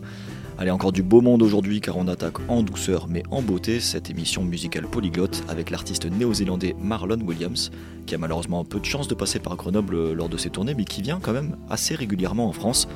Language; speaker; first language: French; native; French